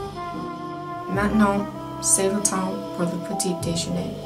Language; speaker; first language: French; non-native, learner; English